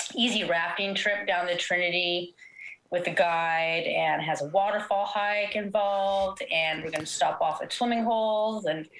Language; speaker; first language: English; native; English